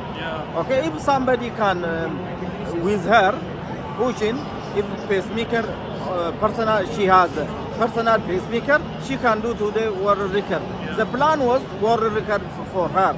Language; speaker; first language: English; non-native, learner; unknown